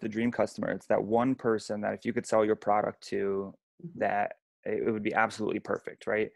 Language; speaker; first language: English; native; English